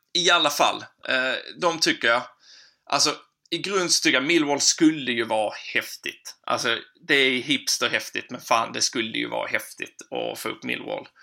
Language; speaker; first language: Swedish; native; Swedish